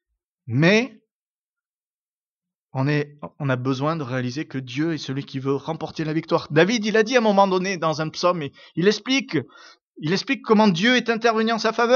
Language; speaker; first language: French; native; French